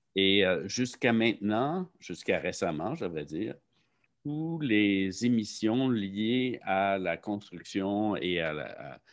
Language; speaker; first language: French; native; French